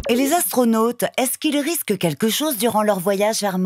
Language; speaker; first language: French; native; French